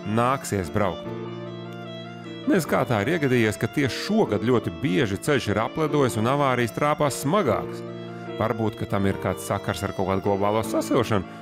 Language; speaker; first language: Latvian; native; Latvian